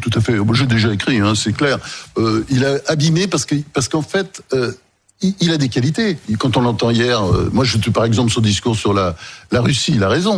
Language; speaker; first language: French; native; French